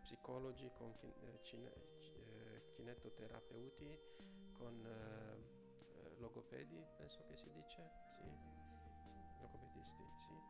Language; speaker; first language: Italian; non-native, fluent; Romanian